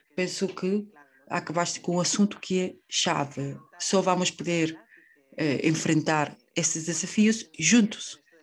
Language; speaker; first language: Portuguese; non-native, fluent; Spanish